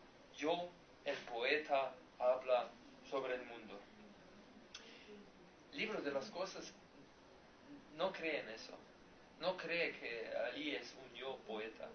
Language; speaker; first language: Spanish; non-native, learner; Slovenian